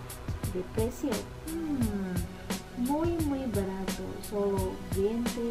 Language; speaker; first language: Spanish; non-native, learner; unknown